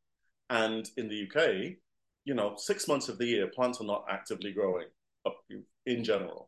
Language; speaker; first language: English; native; English